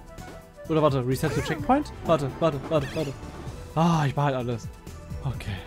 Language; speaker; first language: German; native; German